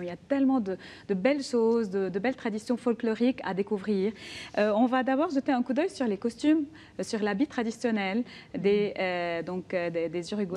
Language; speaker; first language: French; non-native, local second language; Arabic